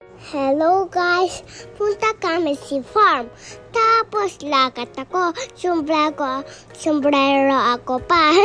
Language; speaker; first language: Filipino; early bilingual, heritage; Filipino